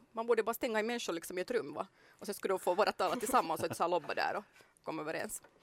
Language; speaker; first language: Swedish; native; Swedish